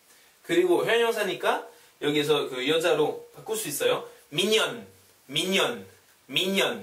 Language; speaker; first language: Korean; non-native, fluent; French